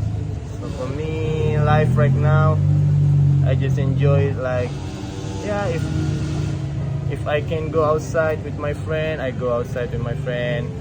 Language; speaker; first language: English; non-native, fluent; Indonesian